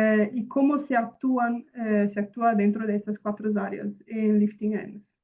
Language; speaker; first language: Spanish; non-native, fluent; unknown